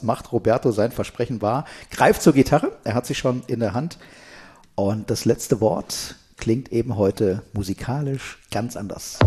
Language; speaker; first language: German; native; German